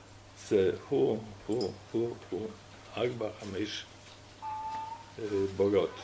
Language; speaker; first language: Hebrew; non-native, fluent; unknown